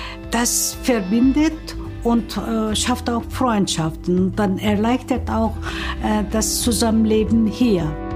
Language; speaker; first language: German; non-native, fluent; Turkish